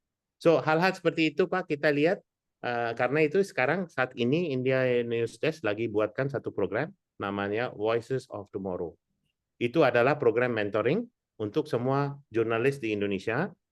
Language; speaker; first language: Indonesian; non-native, fluent; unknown